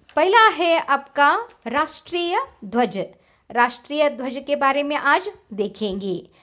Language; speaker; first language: Hindi; non-native, local second language; Kannada